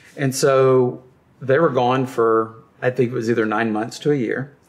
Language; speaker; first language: English; native; English